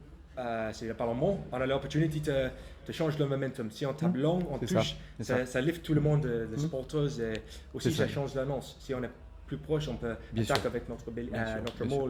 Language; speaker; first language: French; non-native, learner; English